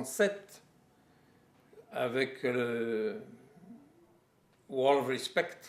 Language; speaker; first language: French; non-native, fluent; English